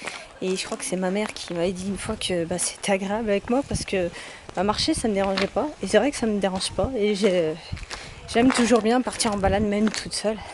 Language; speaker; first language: French; native; French